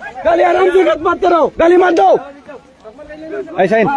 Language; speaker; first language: Hindi; non-native, learner; Bangla